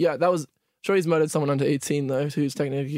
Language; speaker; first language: English; native; English